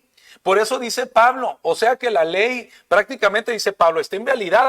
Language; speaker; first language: Spanish; native; Spanish